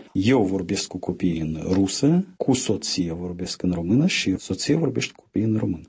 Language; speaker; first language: Romanian; non-native, fluent; Russian